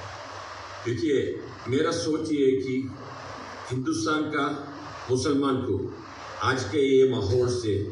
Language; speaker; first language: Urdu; non-native, local second language; Malayalam